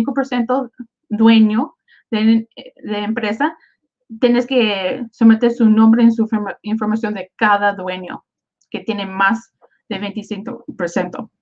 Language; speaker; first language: Spanish; early bilingual, other home language; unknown